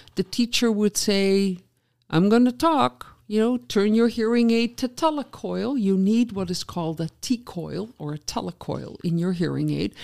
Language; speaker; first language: English; non-native, fluent; Dutch